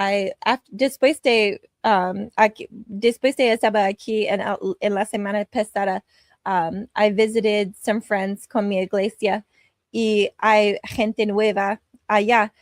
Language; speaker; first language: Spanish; non-native, learner; English